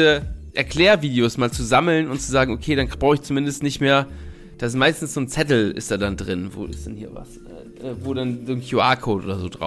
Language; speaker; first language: German; native; German